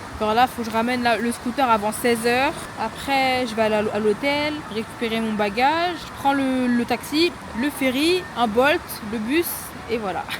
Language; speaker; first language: French; native; French